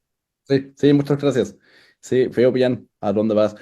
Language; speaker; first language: Spanish; non-native, fluent; German